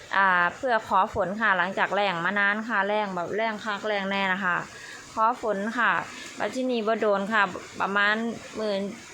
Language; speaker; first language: Thai; native; Thai